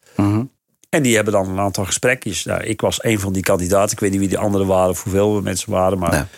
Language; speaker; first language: Dutch; native; Dutch